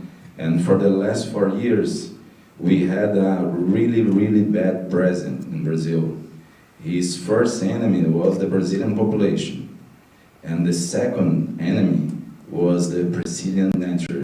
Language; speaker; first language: English; non-native, learner; Portuguese